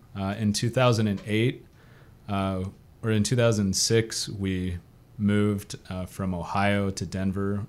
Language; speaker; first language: English; native; English